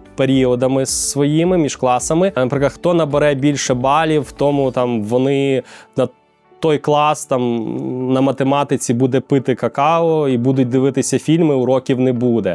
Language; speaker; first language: Ukrainian; native; Ukrainian